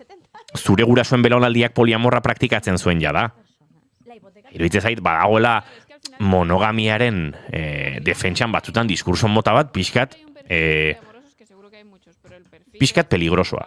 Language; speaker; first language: Basque; native; Basque